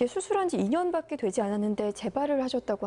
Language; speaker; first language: Korean; native; Korean